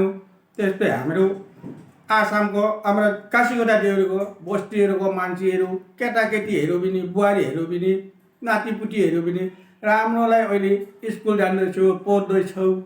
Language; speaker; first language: Nepali; non-native, local second language; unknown